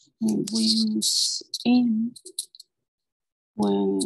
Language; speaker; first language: English; non-native, learner; Spanish